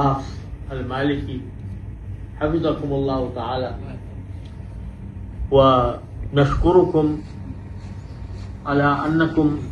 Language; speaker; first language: Arabic; non-native, fluent; Urdu